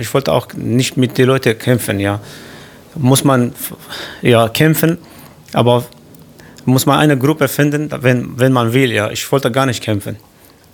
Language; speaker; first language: German; non-native, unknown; Kurdish